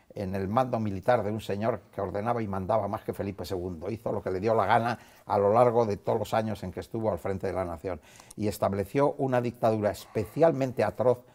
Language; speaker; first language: Spanish; native; Spanish